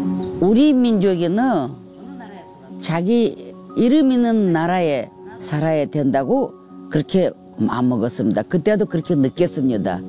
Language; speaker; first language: Korean; non-native, learner; Russian